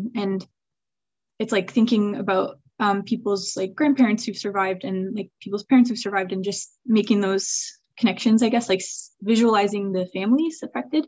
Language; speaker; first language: English; early bilingual, other home language; Swiss German